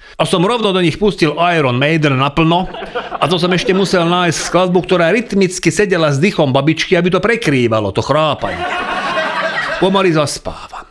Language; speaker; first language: Slovak; non-native, local second language; Hungarian